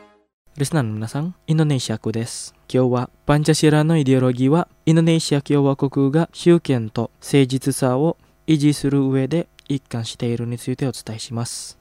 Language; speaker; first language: Japanese; non-native, fluent; Indonesian